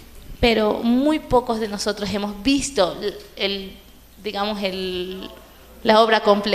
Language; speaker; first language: Spanish; native; Spanish